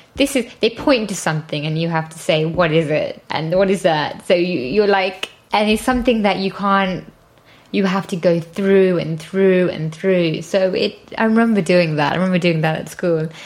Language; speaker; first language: English; native; English